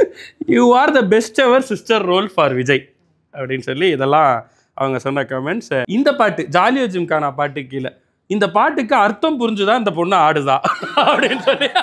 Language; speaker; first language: Tamil; native; Tamil